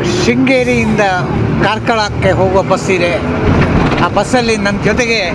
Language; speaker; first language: Kannada; native; Kannada